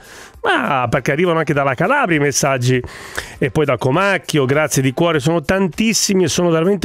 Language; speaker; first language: Italian; native; Italian